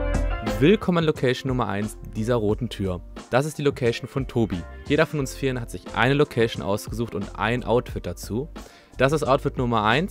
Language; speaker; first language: German; native; German